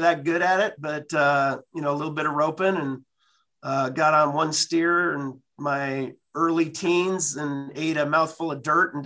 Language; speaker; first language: English; native; English